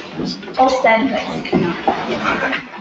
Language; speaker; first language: English; native; English